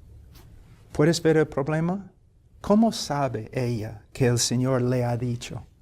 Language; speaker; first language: Spanish; non-native, fluent; English